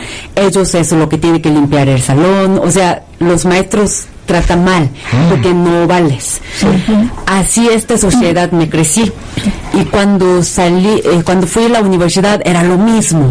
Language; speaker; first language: Spanish; non-native, fluent; Korean